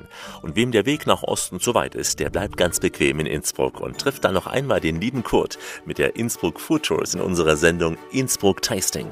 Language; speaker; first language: German; native; German